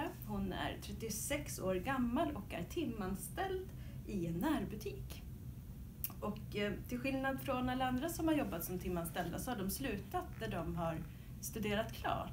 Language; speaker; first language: Swedish; native; Swedish